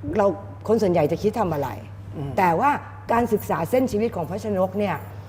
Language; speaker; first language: Thai; native; Thai